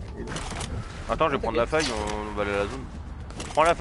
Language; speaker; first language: French; native; French